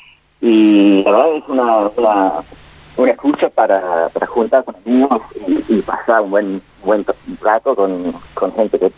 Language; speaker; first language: Spanish; non-native, fluent; English